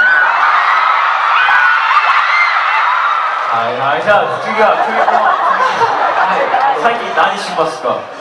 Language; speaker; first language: Japanese; non-native, fluent; Korean